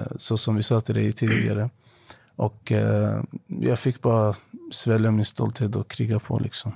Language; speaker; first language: Swedish; non-native, fluent; Arabic